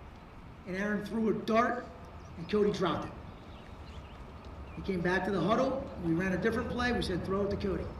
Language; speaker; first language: English; native; English